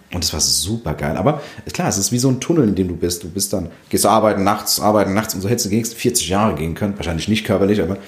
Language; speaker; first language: German; early bilingual, other home language; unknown